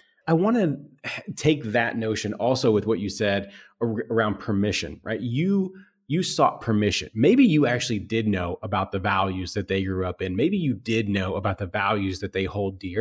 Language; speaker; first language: English; native; English